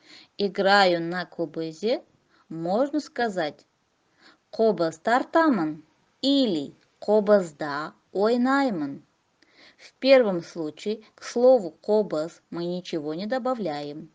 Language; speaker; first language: Russian; non-native, local second language; Kazakh